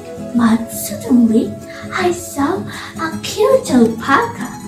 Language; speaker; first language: English; non-native, learner; Spanish